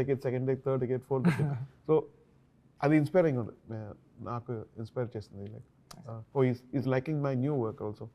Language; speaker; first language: Telugu; non-native, learner; Tamil